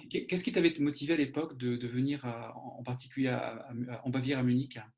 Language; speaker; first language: French; native; French